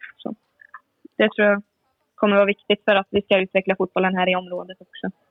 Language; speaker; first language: Swedish; native; Swedish